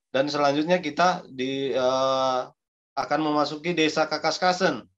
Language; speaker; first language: Indonesian; native; Indonesian